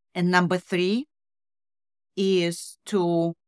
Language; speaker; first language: English; non-native, fluent; Russian